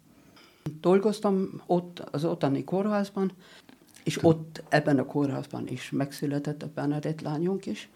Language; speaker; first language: Hungarian; non-native, learner; German